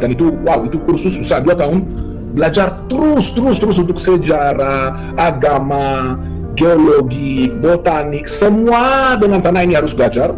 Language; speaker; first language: Indonesian; non-native, fluent; Hebrew